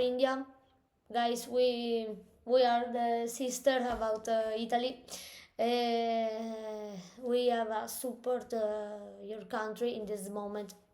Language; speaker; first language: English; non-native, learner; Italian